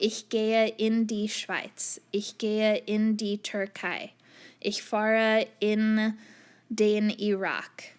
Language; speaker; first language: German; non-native, fluent; English